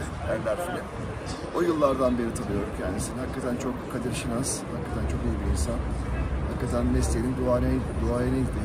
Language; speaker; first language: Turkish; native; Turkish